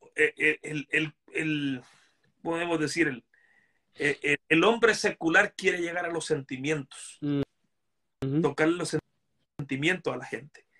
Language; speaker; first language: Spanish; native; Spanish